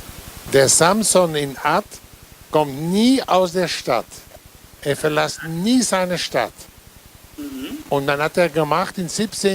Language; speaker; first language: German; non-native, fluent; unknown